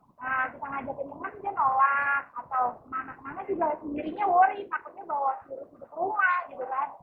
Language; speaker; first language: Indonesian; native; Indonesian